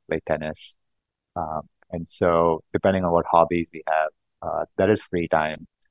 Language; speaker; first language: English; non-native, local second language; Konkani